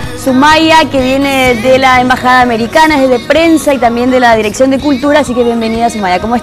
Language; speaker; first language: Spanish; native; Spanish